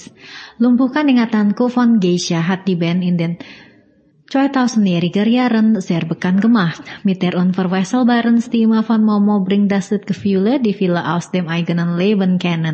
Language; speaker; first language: German; non-native, fluent; Indonesian